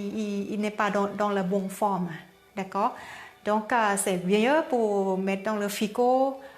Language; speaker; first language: French; non-native, learner; Thai